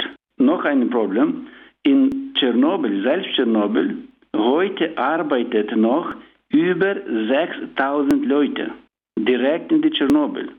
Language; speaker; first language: German; non-native, learner; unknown